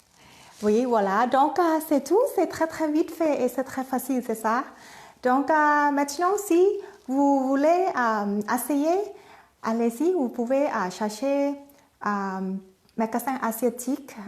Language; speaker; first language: French; non-native, learner; Thai